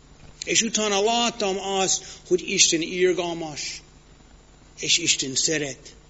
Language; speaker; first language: Hungarian; non-native, fluent; English